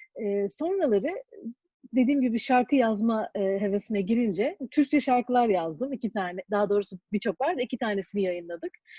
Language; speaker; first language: Turkish; early bilingual, heritage; Turkish